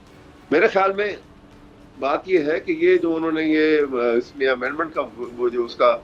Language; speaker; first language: Urdu; native; Urdu